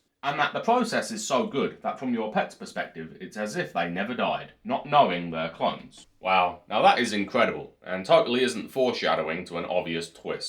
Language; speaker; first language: English; native; English